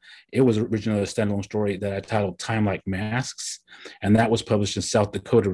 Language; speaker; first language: English; early bilingual, other home language; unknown